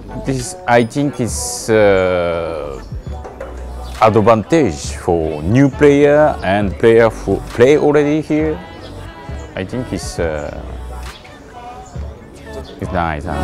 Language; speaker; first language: English; non-native, learner; Japanese